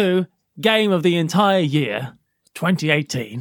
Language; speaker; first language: English; native; English